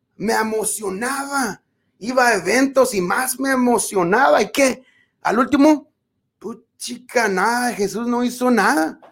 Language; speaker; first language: Spanish; early bilingual, other home language; English